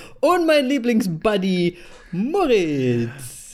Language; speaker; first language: German; native; German